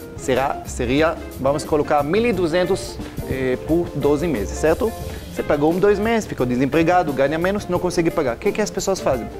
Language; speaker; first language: Portuguese; non-native, fluent; Hebrew